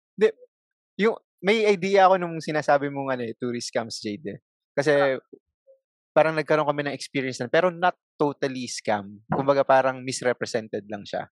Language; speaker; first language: Filipino; native; Filipino